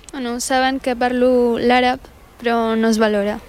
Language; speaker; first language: Catalan; early bilingual, other home language; Arabic